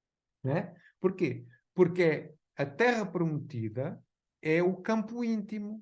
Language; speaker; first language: Portuguese; native; Portuguese